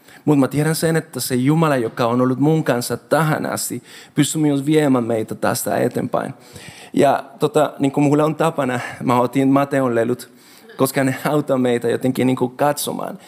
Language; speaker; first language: Finnish; non-native, fluent; Spanish